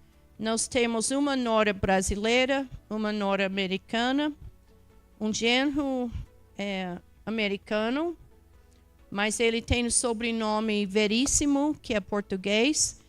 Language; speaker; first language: Portuguese; non-native, fluent; English